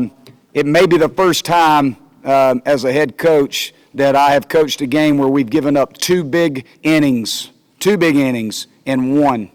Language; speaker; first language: English; native; English